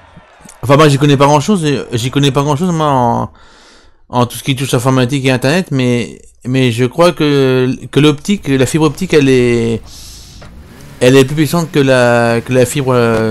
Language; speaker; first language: French; native; French